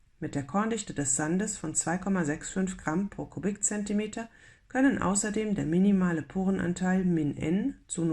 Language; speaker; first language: German; native; German